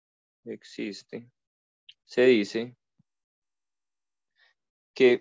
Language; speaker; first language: Spanish; native; Spanish